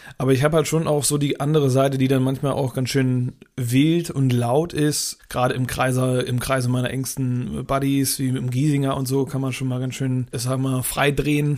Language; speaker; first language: German; native; German